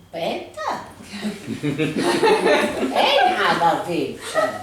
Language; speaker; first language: Hebrew; non-native, learner; Arabic